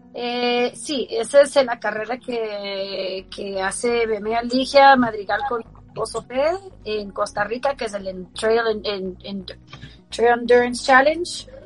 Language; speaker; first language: Spanish; early bilingual, heritage; Spanish